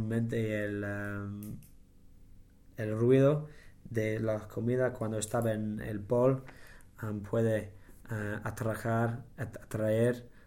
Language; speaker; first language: Spanish; non-native, learner; English